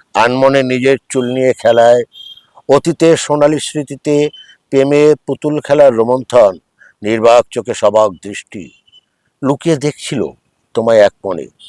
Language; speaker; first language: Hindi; non-native, local second language; Bangla